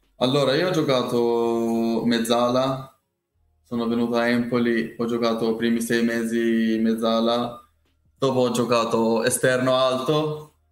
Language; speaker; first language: Italian; non-native, learner; Albanian